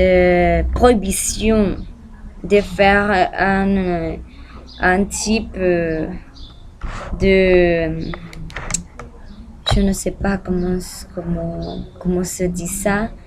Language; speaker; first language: French; non-native, learner; Spanish